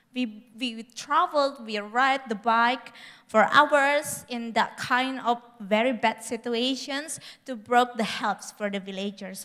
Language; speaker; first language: English; non-native, fluent; Indonesian